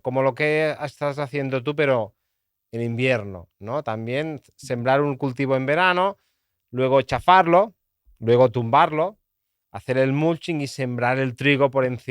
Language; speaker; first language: Spanish; native; Spanish